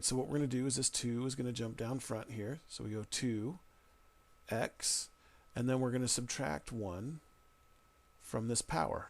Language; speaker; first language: English; native; English